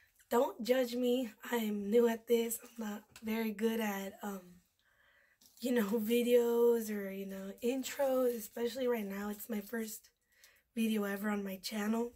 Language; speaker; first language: English; early bilingual, other home language; Spanish